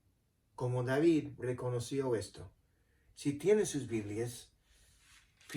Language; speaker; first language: Spanish; non-native, fluent; English